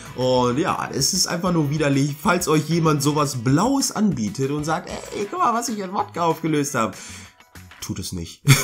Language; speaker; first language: German; early bilingual, heritage; German